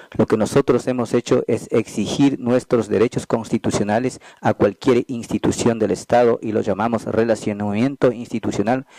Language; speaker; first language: Spanish; native; Spanish